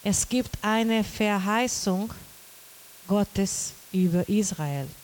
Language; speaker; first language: German; non-native, learner; Portuguese